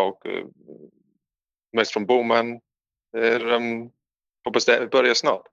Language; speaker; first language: Swedish; non-native, learner; English